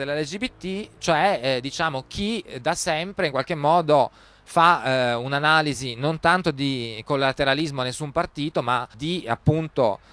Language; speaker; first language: Italian; native; Italian